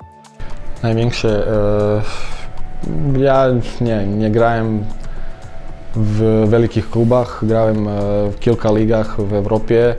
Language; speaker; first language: Polish; non-native, fluent; Croatian